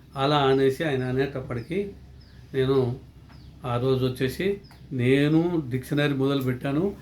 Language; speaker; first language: Telugu; non-native, local second language; Lambadi